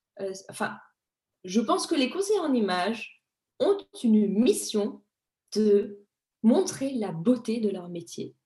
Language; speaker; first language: French; early bilingual, other home language; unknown